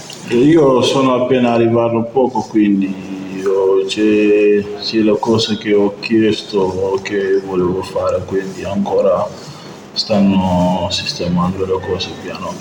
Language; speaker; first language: Italian; non-native, fluent; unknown